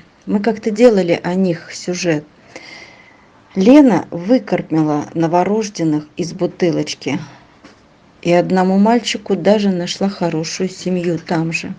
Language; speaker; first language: Russian; native; Russian